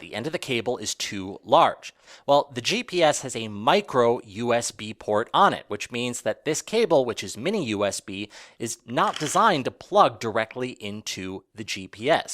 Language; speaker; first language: English; native; English